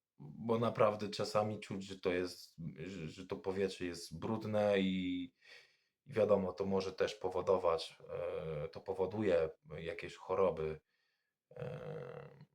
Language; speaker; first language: Polish; non-native, fluent; French